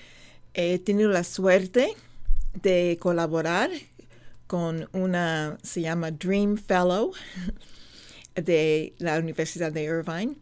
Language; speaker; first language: Spanish; non-native, fluent; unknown